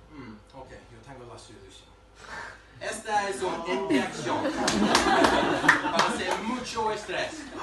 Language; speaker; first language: Spanish; non-native, learner; English